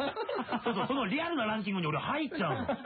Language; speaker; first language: Japanese; native; Japanese